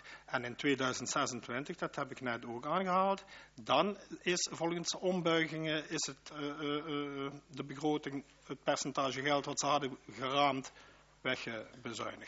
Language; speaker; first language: Dutch; native; Dutch